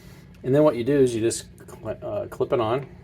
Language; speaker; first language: English; native; English